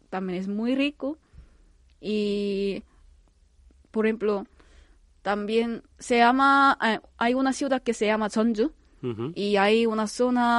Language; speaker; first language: Spanish; non-native, fluent; Korean